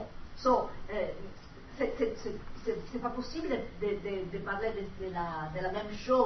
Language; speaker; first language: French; non-native, learner; Italian